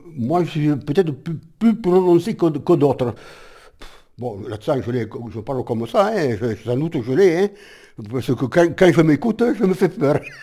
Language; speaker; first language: French; native; French